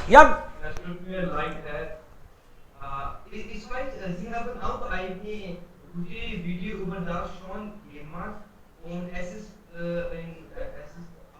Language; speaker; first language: German; non-native, learner; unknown